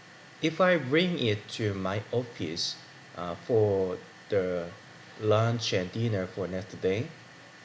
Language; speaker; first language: English; non-native, learner; Korean